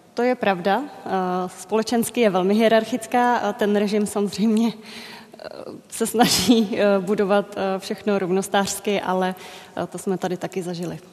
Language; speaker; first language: Czech; early bilingual, other home language; Vietnamese